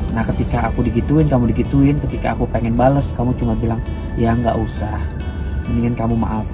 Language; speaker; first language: Indonesian; native; Indonesian